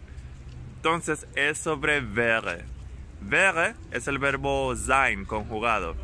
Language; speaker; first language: Spanish; non-native, fluent; German